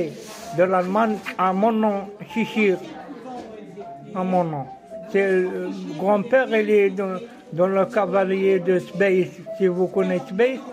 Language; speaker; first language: French; non-native, local second language; Arabic